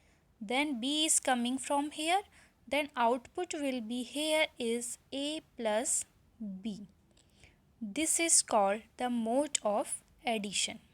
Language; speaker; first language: English; non-native, local second language; Hindi